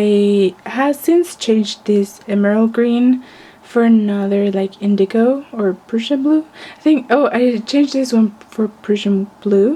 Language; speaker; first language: English; non-native, fluent; Spanish